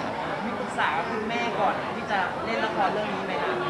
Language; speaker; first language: Thai; native; Thai